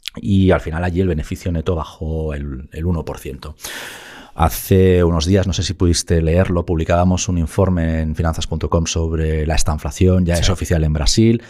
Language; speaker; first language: Spanish; native; Spanish